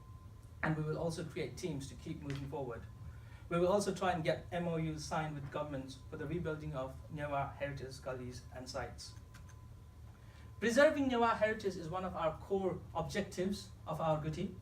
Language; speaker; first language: English; non-native, fluent; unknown